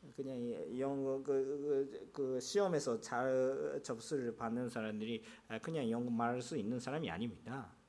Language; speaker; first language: Korean; non-native, fluent; Japanese